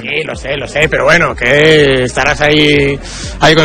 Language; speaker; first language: Spanish; native; Spanish